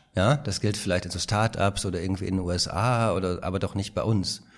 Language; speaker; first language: German; native; German